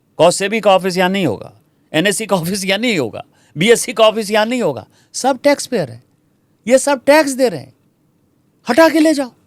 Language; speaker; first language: Hindi; native; Hindi